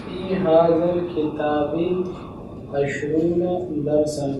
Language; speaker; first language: Arabic; non-native, learner; Urdu